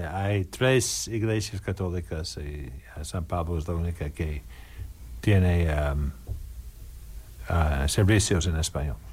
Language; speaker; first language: Spanish; non-native, learner; English